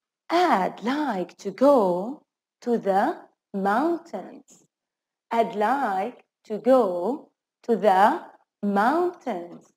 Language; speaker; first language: English; non-native, fluent; Arabic